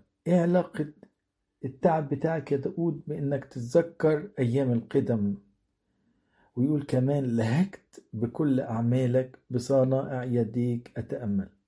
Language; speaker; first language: Arabic; native; Arabic